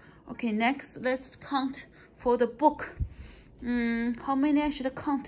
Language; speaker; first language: English; non-native, fluent; Chinese